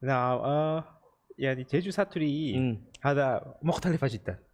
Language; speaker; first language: Arabic; non-native, learner; Korean